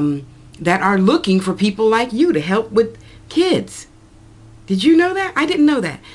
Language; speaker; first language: English; native; English